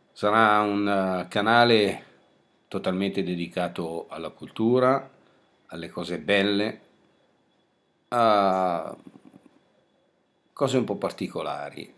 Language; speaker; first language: Italian; native; Italian